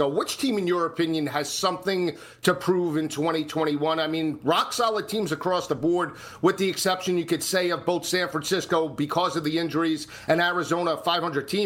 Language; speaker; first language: English; native; English